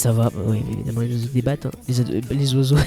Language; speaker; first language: French; native; French